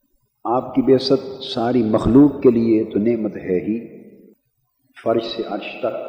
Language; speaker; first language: Urdu; native; Urdu